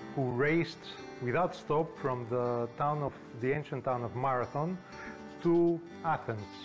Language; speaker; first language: English; non-native, fluent; Greek